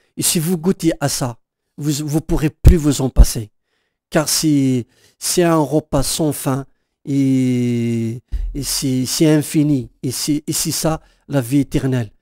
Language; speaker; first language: French; non-native, local second language; Kabyle